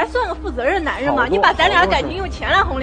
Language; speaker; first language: Chinese; native; Chinese